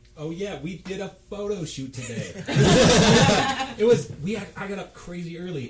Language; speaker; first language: English; native; English